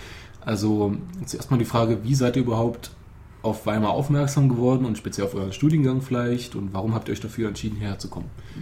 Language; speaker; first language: German; native; German